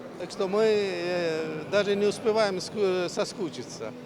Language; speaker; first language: Russian; non-native, fluent; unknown